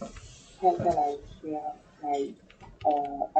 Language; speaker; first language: English; non-native, learner; Khmer